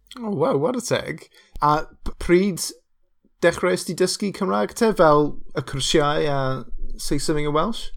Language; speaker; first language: Welsh; non-native, local second language; English